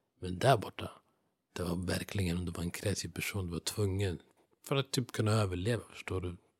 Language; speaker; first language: Swedish; non-native, fluent; English